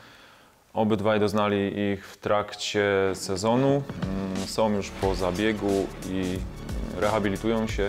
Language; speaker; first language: Polish; native; Polish